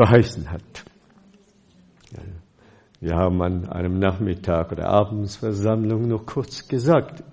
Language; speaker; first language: German; non-native, fluent; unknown